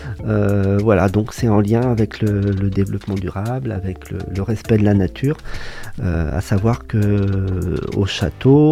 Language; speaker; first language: French; native; French